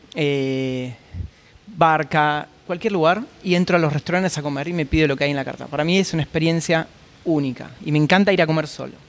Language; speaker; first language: Spanish; native; Spanish